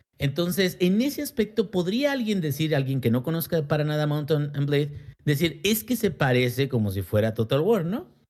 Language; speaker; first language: Spanish; native; Spanish